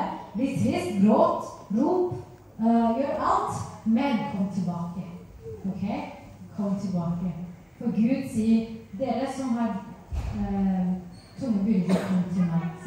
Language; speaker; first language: Norwegian; non-native, fluent; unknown